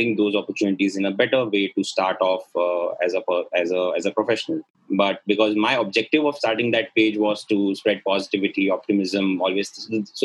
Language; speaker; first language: English; non-native, local second language; Gujarati